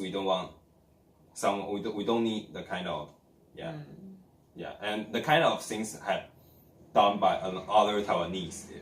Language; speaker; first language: English; non-native, learner; Chinese